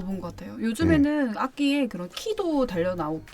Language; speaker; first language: Korean; native; Korean